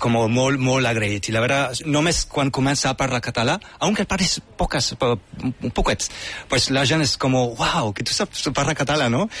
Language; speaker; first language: Catalan; non-native, fluent; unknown